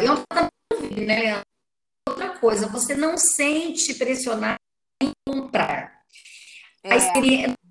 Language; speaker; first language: Portuguese; native; Portuguese